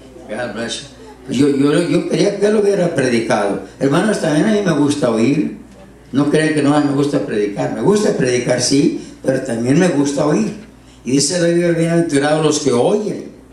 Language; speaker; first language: Spanish; native; Spanish